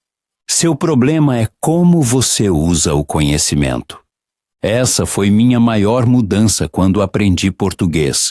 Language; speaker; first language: Portuguese; non-native, fluent; Polish